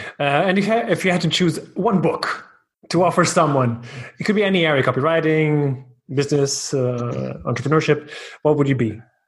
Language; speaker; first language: English; non-native, fluent; Portuguese